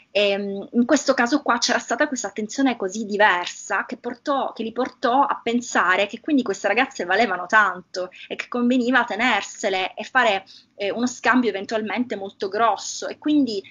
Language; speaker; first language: Italian; native; Italian